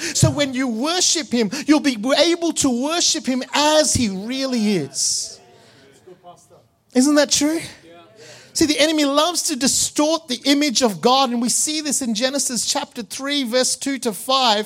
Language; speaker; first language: English; early bilingual, other home language; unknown